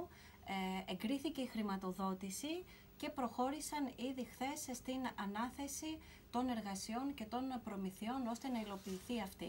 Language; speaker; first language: Greek; native; Greek